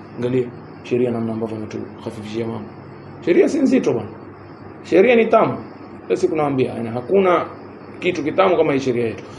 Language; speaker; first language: Swahili; native; Swahili